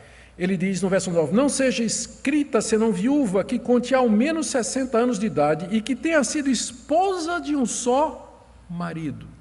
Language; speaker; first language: Portuguese; native; Portuguese